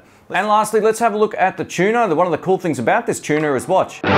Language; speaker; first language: English; native; English